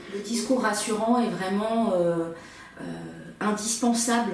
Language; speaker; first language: French; native; French